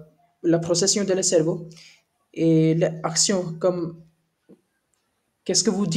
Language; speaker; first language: French; non-native, learner; Hindi